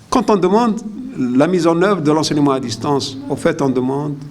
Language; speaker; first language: French; non-native, local second language; Arabic